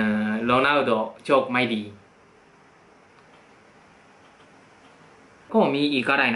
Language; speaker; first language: Thai; non-native, fluent; Japanese